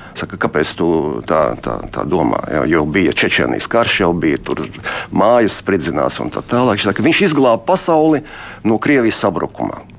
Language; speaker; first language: Latvian; non-native, local second language; Russian